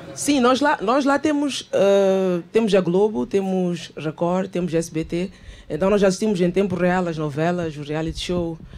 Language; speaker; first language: Portuguese; native; Portuguese